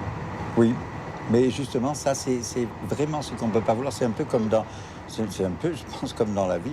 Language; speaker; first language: French; native; French